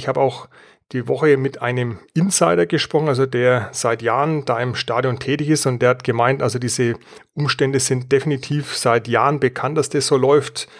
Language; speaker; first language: German; native; German